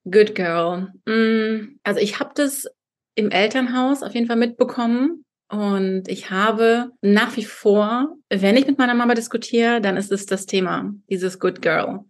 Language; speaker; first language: German; early bilingual, other home language; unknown